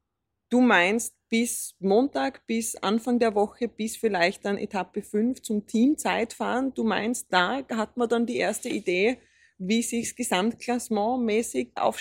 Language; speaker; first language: German; native; German